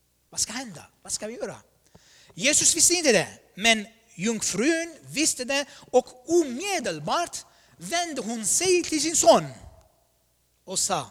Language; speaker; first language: Swedish; non-native, fluent; Armenian